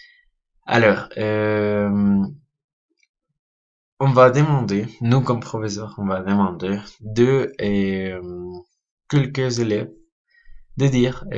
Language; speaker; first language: French; non-native, learner; Spanish